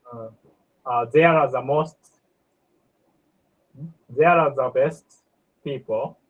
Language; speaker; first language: English; non-native, learner; Japanese